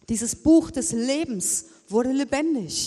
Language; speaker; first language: German; native; German